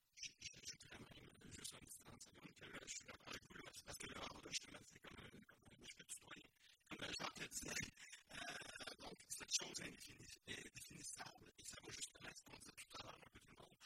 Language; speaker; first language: French; native; French